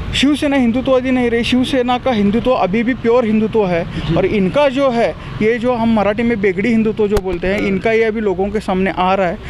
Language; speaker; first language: Hindi; non-native, local second language; Marathi